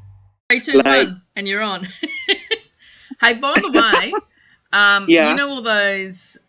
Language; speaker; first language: English; native; English